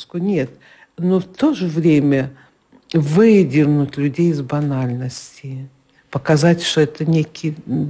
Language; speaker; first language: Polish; non-native, learner; Russian